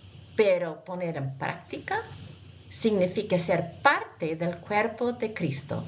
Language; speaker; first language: Spanish; non-native, fluent; English